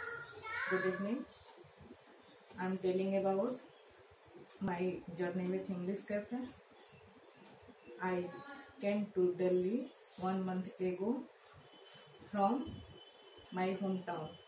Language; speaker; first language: English; non-native, learner; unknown